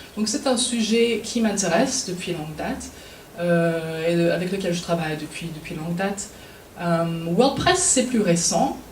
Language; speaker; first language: French; non-native, fluent; English